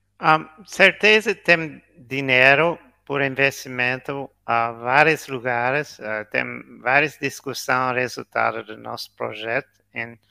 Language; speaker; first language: Portuguese; non-native, learner; English